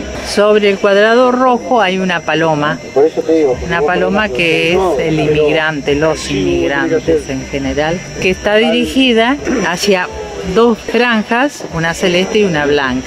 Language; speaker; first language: Spanish; early bilingual, other home language; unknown